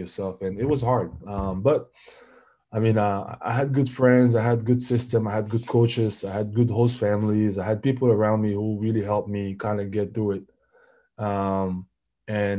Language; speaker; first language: English; non-native, local second language; French